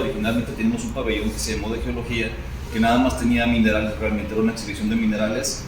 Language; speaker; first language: Spanish; native; Spanish